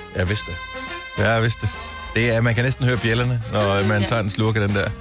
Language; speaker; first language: Danish; native; Danish